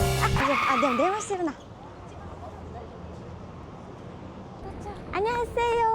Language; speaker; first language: Korean; non-native, learner; Japanese